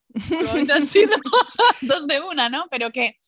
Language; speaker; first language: Spanish; native; Spanish